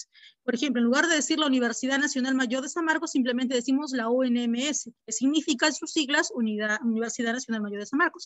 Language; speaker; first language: Spanish; native; Spanish